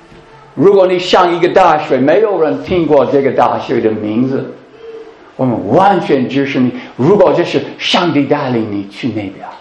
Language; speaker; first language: Chinese; non-native, fluent; English